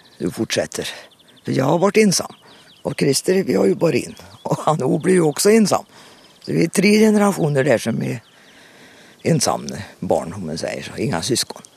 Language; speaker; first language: Swedish; native; Swedish